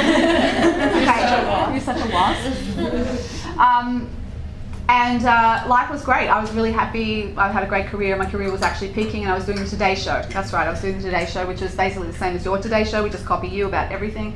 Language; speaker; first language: English; native; English